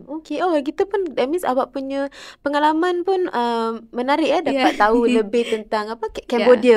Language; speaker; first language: Malay; native; Malay